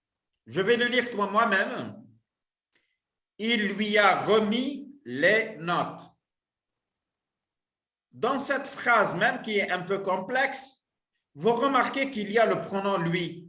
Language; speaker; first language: French; non-native, local second language; Arabic